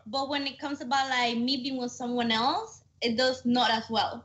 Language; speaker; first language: English; non-native, fluent; Spanish